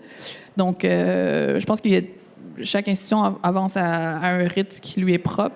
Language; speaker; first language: French; native; French